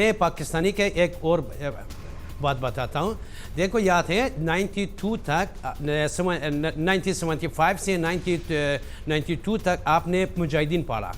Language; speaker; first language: Hindi; non-native, learner; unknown